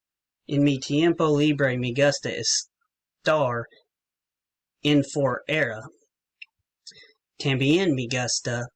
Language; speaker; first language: Spanish; non-native, learner; English